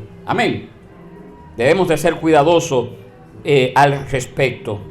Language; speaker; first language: Spanish; native; Spanish